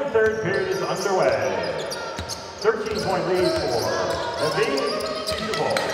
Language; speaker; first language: English; non-native, fluent; Danish